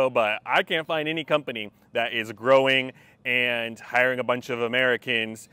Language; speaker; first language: English; native; English